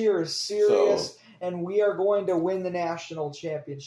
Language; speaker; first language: English; native; English